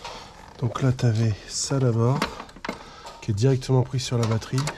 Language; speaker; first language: French; native; French